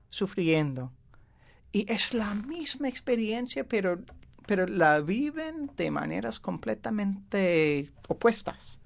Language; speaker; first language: Spanish; non-native, fluent; English